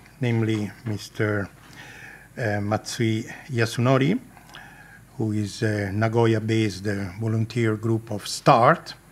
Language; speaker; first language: English; non-native, fluent; Italian